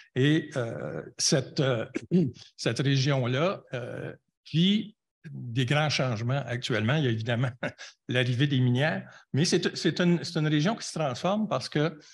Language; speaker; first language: French; native; French